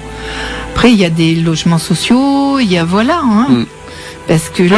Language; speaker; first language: French; native; French